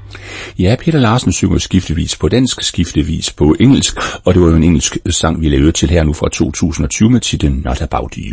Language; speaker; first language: Danish; native; Danish